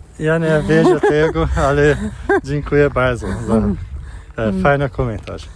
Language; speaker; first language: Polish; non-native, learner; Portuguese